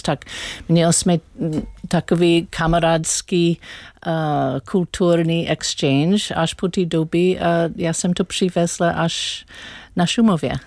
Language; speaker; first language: Czech; non-native, learner; English